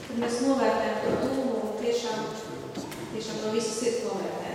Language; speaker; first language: Latvian; non-native, local second language; Russian